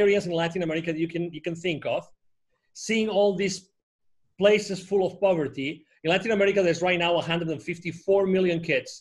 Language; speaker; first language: English; non-native, fluent; Spanish